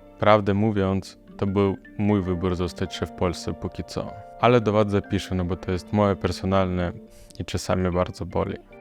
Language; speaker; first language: Polish; non-native, fluent; Russian